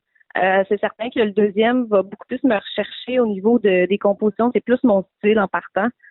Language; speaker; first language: French; native; French